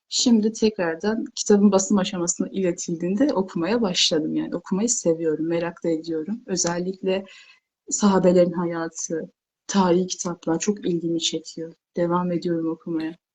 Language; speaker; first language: Turkish; native; Turkish